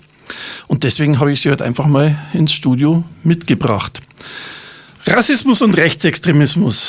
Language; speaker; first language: German; native; German